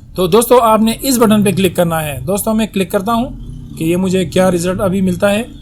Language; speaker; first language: Urdu; native; Urdu